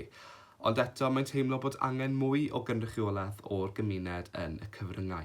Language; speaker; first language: Welsh; native; Welsh